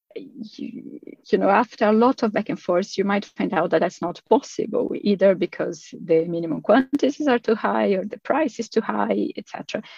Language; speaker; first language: English; non-native, fluent; Portuguese